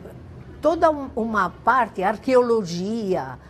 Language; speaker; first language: Portuguese; non-native, fluent; Italian